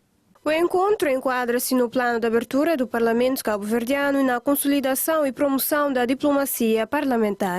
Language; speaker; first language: Portuguese; non-native, local second language; Kabuverdianu